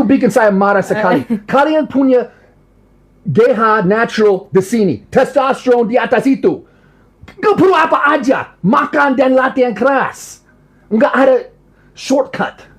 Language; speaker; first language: Indonesian; non-native, learner; English